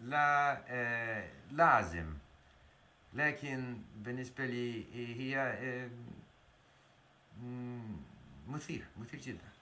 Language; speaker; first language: Arabic; non-native, learner; English